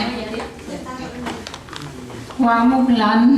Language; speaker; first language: English; non-native, learner; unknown